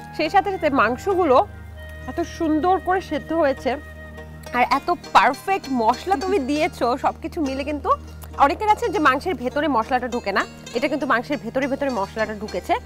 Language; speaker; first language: Bangla; native; Bangla